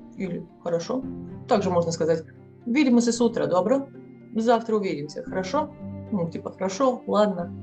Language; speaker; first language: Russian; non-native, fluent; Serbian